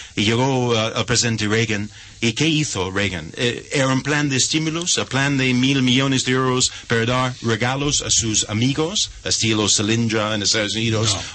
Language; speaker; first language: Spanish; non-native, fluent; English